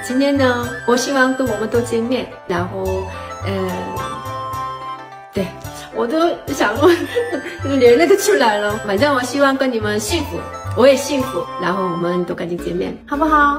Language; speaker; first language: Chinese; non-native, fluent; Korean